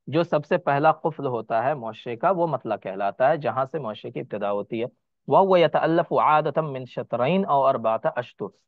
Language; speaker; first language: Hindi; native; Hindi